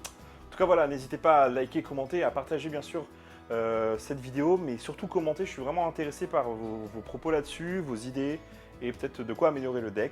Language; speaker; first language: French; native; French